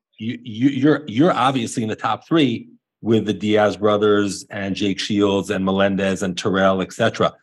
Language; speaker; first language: English; native; English